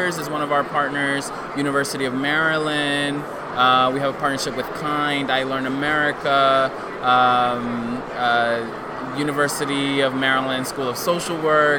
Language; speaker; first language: English; early bilingual, other home language; Spanish